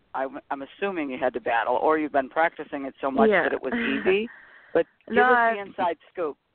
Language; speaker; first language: English; native; English